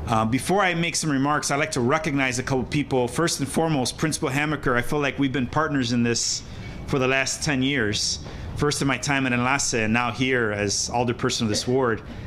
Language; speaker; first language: English; early bilingual, other home language; Spanish